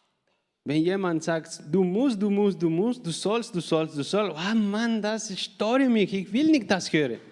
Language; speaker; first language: German; non-native, learner; Spanish